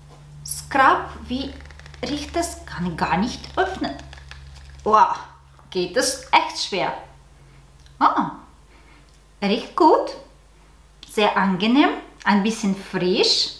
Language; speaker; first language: German; non-native, learner; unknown